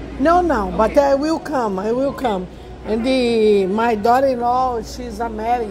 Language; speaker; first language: English; non-native, learner; Portuguese